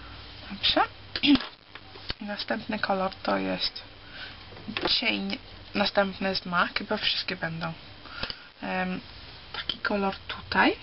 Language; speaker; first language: Polish; early bilingual, heritage; Polish